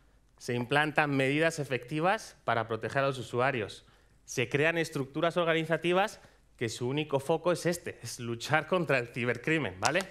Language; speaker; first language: Spanish; native; Spanish